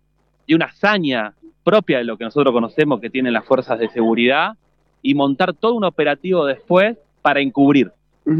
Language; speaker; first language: Spanish; native; Spanish